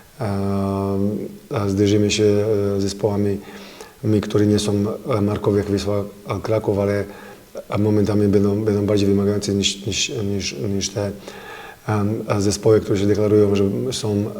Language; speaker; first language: Polish; non-native, fluent; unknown